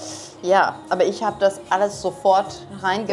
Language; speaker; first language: German; non-native, fluent; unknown